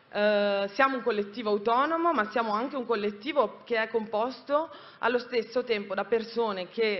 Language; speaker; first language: Italian; native; Italian